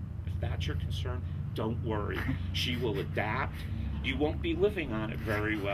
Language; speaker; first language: English; native; English